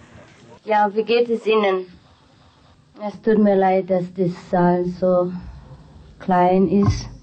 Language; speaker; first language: German; non-native, fluent; Vietnamese